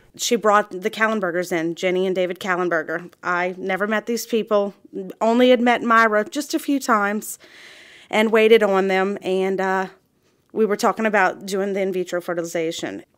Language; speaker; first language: English; native; English